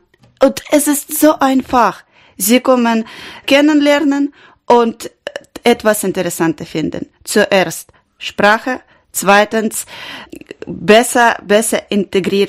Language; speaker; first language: German; non-native, learner; Ukrainian